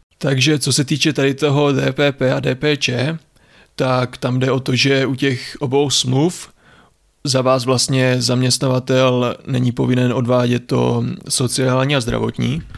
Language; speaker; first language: Czech; native; Czech